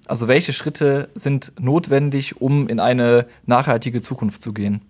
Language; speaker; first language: German; native; German